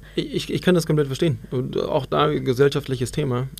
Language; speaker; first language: German; native; German